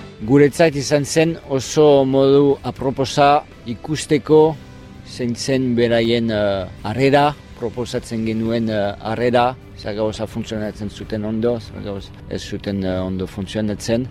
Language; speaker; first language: Basque; non-native, fluent; French